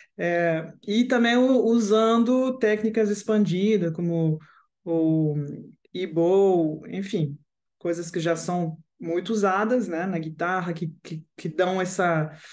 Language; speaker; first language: Portuguese; non-native, fluent; French